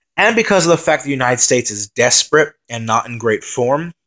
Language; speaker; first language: English; native; English